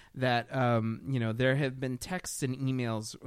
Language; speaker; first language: English; native; English